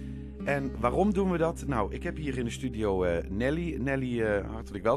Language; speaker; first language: Dutch; native; Dutch